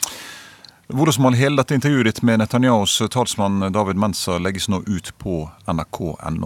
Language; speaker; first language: Norwegian; native; Norwegian